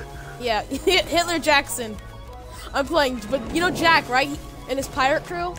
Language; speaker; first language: English; native; English